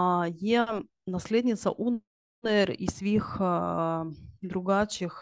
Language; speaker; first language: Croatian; non-native, learner; Ukrainian